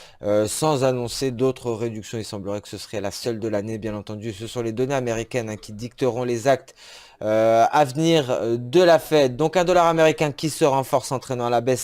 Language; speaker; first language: French; native; French